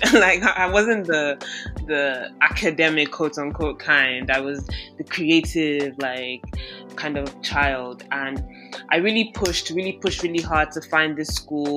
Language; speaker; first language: English; non-native, local second language; Yoruba